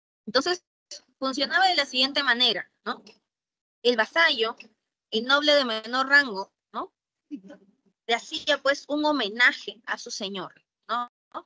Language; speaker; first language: Spanish; native; Spanish